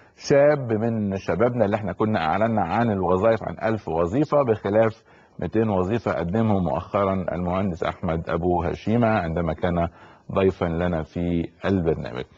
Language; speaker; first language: Arabic; native; Arabic